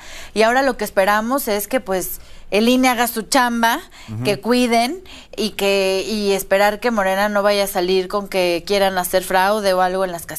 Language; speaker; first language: Spanish; native; Spanish